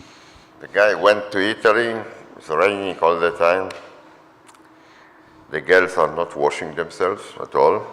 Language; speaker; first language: English; non-native, fluent; Polish